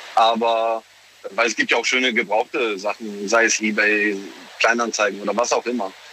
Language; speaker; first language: German; early bilingual, other home language; Polish